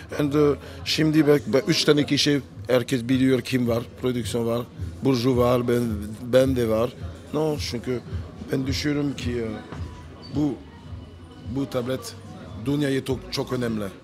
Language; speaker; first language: Turkish; non-native, learner; French